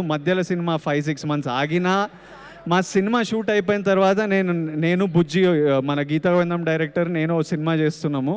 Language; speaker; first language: Telugu; native; Telugu